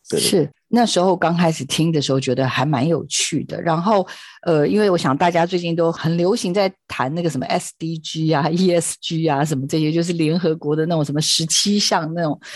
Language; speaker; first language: Chinese; native; Chinese